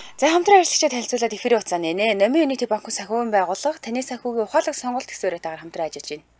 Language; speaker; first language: Mongolian; native; Mongolian